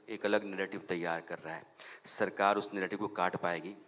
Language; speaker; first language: Hindi; native; Hindi